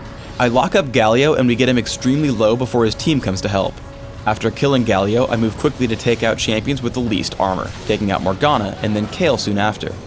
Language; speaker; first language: English; native; English